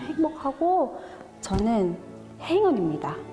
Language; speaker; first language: Korean; non-native, learner; Filipino